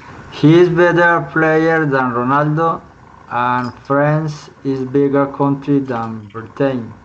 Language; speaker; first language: English; non-native, learner; Spanish